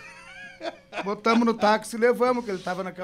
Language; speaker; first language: Portuguese; native; Portuguese